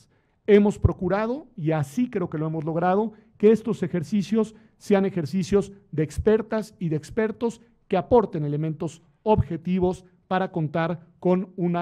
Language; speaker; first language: Spanish; native; Spanish